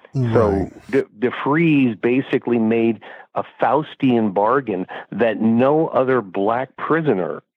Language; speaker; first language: English; native; English